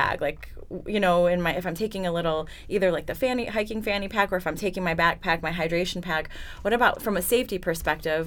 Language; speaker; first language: English; native; English